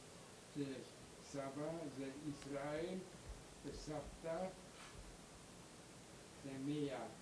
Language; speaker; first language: Hebrew; non-native, learner; German